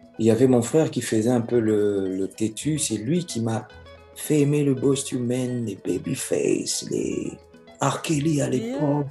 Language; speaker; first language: French; non-native, local second language; Lingala